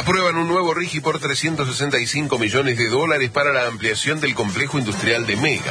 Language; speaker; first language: Spanish; native; Spanish